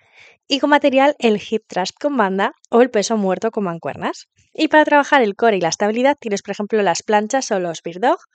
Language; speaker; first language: Spanish; native; Spanish